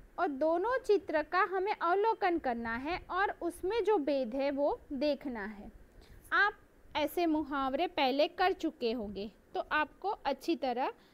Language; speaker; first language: Hindi; non-native, local second language; Gujarati